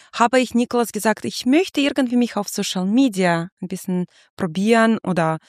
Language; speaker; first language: German; non-native, fluent; Russian